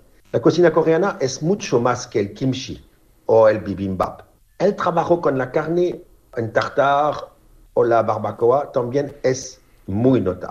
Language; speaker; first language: Spanish; non-native, fluent; French